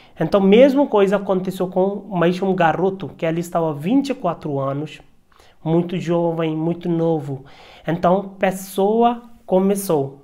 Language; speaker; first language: Portuguese; non-native, learner; Hindi